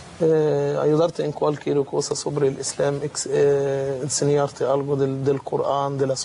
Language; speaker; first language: Spanish; non-native, fluent; Arabic